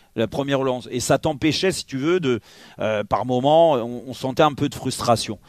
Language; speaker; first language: French; native; French